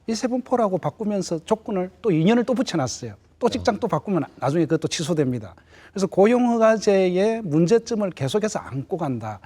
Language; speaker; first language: Korean; native; Korean